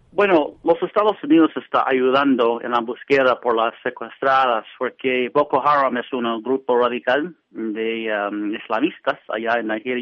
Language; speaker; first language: Spanish; non-native, fluent; English